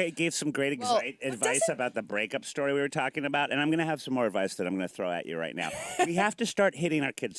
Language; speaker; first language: English; native; English